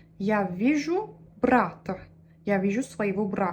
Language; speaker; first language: Russian; non-native, fluent; Turkish